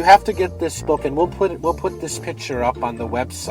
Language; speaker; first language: English; native; English